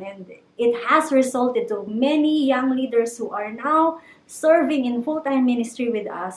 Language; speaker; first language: English; non-native, local second language; Filipino